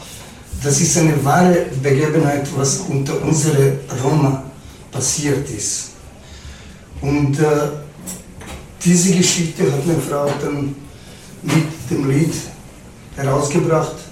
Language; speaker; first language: German; non-native, fluent; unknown